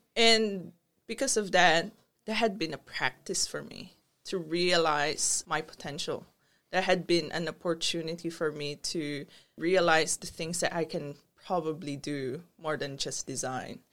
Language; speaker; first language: English; non-native, local second language; Filipino